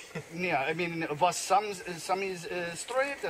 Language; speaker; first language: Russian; non-native, learner; English